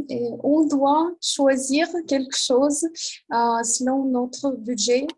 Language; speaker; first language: French; non-native, learner; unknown